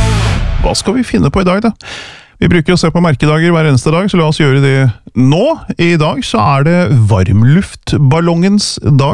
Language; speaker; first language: Norwegian; native; Norwegian